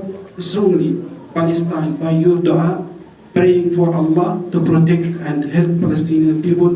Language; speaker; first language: English; non-native, fluent; Arabic